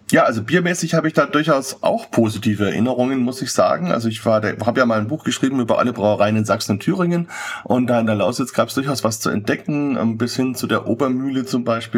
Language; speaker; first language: German; native; German